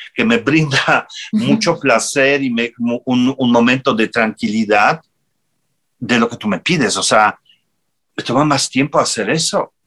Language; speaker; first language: Spanish; non-native, fluent; Polish